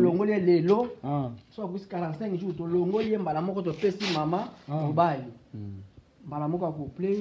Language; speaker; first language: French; non-native, local second language; Lingala